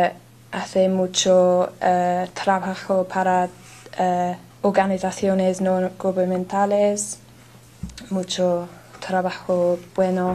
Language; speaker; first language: Spanish; non-native, learner; English